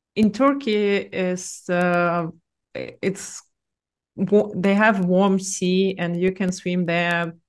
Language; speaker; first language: English; non-native, fluent; Russian